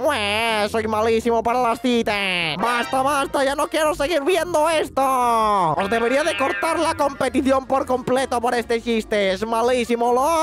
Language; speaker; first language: Spanish; native; Spanish